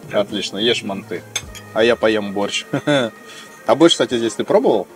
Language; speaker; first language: Russian; native; Russian